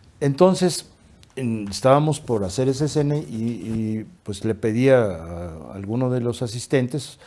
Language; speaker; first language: Spanish; native; Spanish